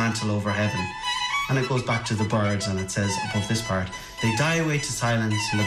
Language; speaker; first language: English; native; English